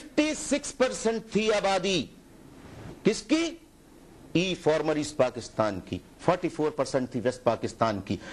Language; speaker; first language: Urdu; native; Urdu